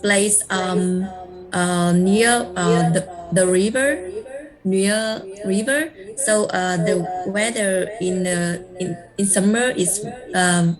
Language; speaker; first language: English; non-native, learner; Vietnamese